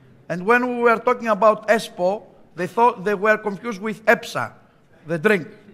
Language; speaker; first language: English; non-native, fluent; Greek